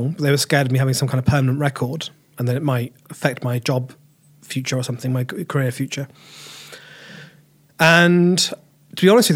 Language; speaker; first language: English; native; English